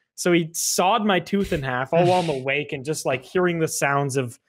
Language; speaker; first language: English; native; English